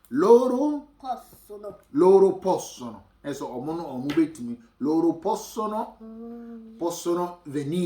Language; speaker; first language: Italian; non-native, fluent; Akan